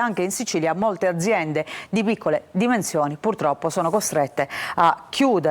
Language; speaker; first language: Italian; native; Italian